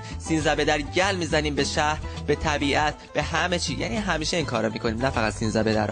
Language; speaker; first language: Persian; native; Persian